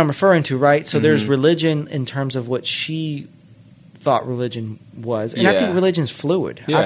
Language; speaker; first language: English; native; English